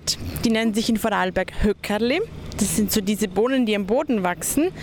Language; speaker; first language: German; native; German